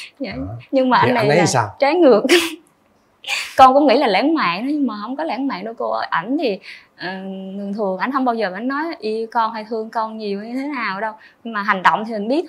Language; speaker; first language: Vietnamese; native; Vietnamese